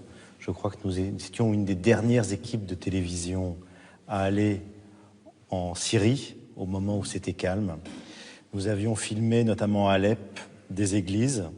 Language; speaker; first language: French; native; French